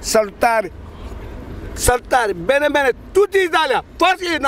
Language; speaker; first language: Italian; non-native, learner; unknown